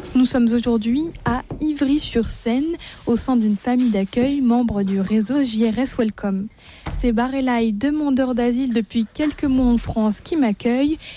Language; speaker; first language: French; native; French